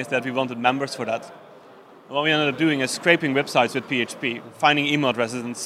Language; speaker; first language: English; non-native, fluent; Dutch